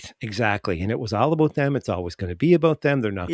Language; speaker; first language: English; native; English